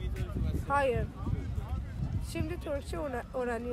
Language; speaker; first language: Turkish; non-native, learner; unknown